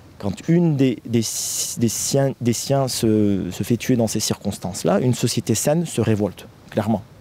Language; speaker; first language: French; non-native, fluent; Turkish